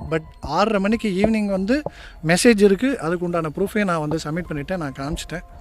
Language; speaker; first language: Tamil; native; Tamil